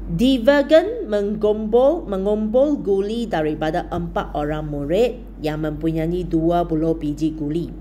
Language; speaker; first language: Malay; non-native, local second language; Chinese